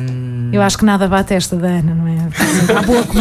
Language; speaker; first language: Portuguese; native; Portuguese